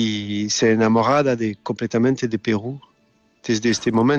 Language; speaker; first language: Spanish; non-native, learner; French